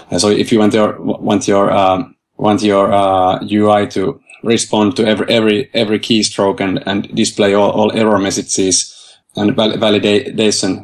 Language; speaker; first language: English; non-native, fluent; Finnish